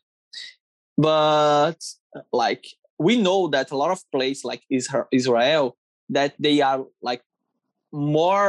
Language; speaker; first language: English; non-native, learner; Portuguese